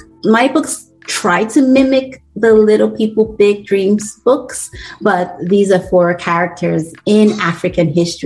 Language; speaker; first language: English; non-native, local second language; Bini